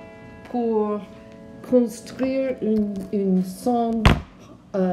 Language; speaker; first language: French; non-native, learner; English